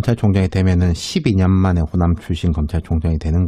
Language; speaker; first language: Korean; native; Korean